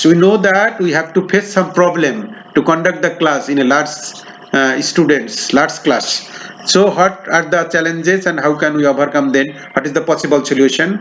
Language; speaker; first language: English; non-native, local second language; Bangla